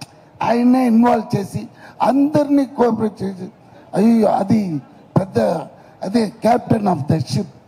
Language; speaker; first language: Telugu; non-native, learner; Tamil